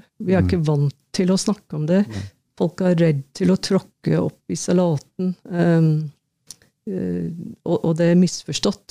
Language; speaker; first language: Norwegian; non-native, fluent; English